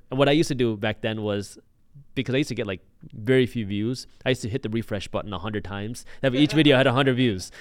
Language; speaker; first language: English; early bilingual, other home language; Punjabi